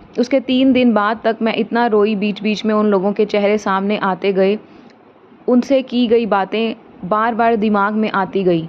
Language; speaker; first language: Hindi; native; Hindi